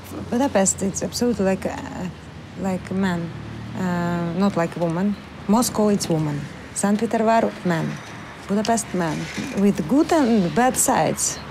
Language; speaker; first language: English; non-native, learner; Russian